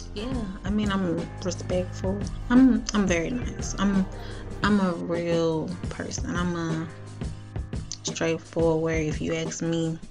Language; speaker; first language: English; native; English